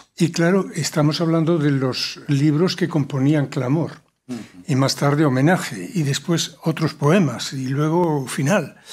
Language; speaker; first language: Spanish; native; Spanish